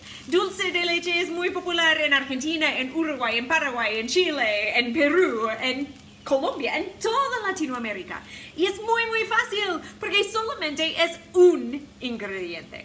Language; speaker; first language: Spanish; non-native, fluent; English